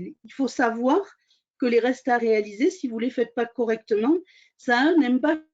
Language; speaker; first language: French; native; French